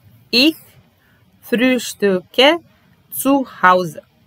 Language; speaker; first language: German; non-native, fluent; Serbian